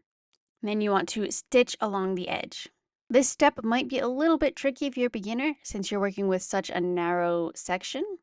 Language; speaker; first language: English; native; English